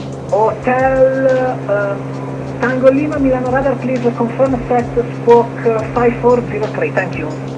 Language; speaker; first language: English; non-native, fluent; Italian